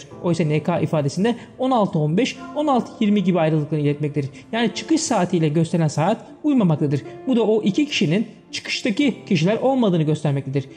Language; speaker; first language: Turkish; native; Turkish